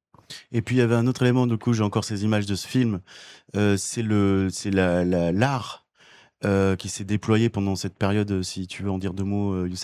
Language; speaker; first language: French; native; French